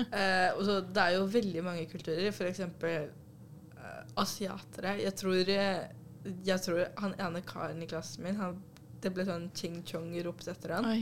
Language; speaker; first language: Norwegian; early bilingual, other home language; Urdu